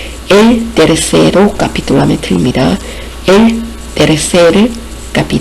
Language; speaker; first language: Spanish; non-native, fluent; Korean